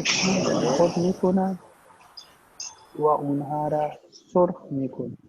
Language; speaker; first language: Persian; non-native, learner; Urdu